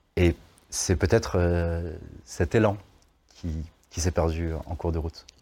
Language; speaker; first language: French; native; French